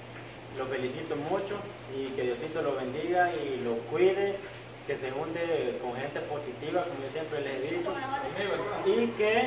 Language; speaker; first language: Spanish; native; Spanish